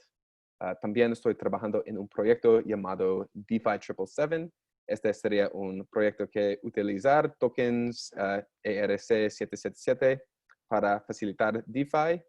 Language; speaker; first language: Spanish; non-native, learner; English